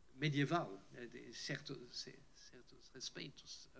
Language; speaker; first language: Portuguese; non-native, fluent; French